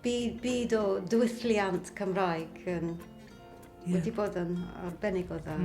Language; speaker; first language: Welsh; non-native, learner; English